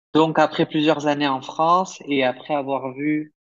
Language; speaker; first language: French; native; French